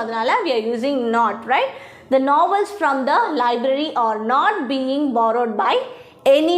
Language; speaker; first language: English; non-native, local second language; Tamil